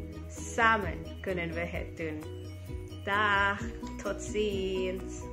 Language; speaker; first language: Dutch; non-native, fluent; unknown